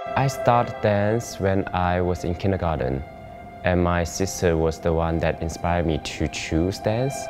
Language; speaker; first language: English; non-native, fluent; Chinese